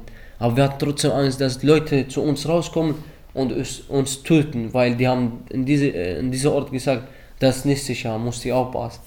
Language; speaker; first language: German; early bilingual, other home language; Arabic